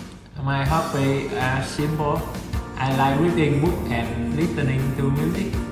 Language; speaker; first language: English; non-native, learner; Vietnamese